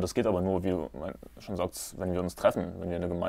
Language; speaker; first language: German; native; German